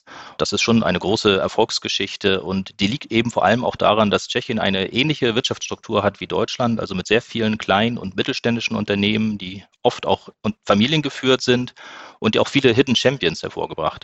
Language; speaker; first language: German; native; German